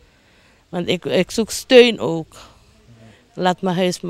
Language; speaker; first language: Dutch; non-native, local second language; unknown